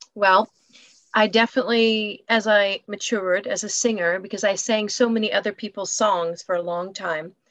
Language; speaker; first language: English; native; English